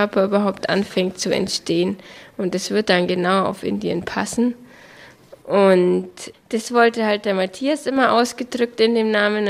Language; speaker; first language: German; native; German